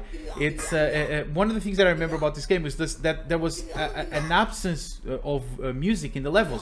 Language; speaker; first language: English; non-native, fluent; Portuguese